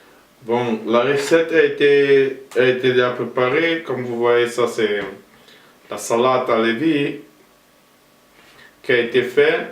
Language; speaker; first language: French; non-native, fluent; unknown